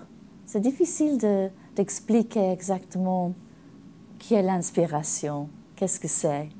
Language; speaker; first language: French; non-native, learner; English